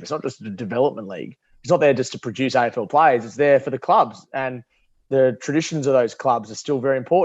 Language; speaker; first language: English; native; English